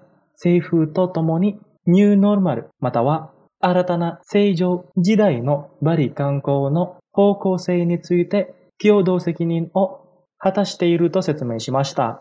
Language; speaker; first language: Japanese; non-native, fluent; Indonesian